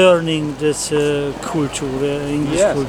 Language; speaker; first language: English; non-native, learner; Hungarian